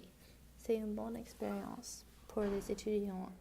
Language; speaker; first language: French; non-native, learner; English